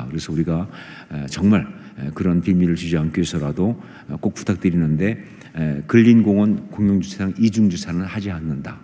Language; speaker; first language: Korean; native; Korean